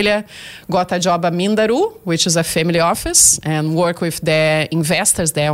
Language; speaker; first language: English; non-native, fluent; Portuguese